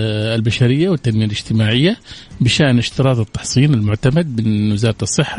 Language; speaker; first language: Arabic; native; Arabic